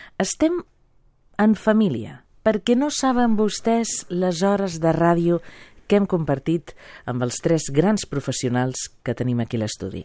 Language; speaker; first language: Catalan; native; Catalan